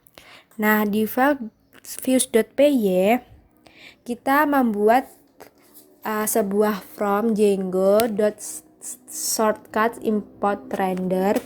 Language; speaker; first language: Indonesian; native; Indonesian